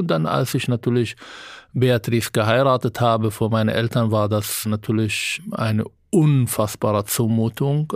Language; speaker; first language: German; non-native, fluent; Arabic